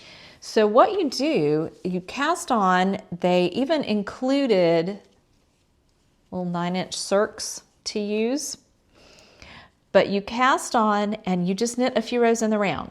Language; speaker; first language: English; native; English